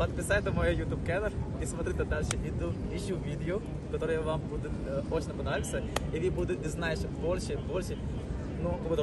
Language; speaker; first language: Russian; non-native, fluent; Urdu